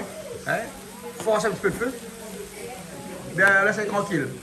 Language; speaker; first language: French; native; French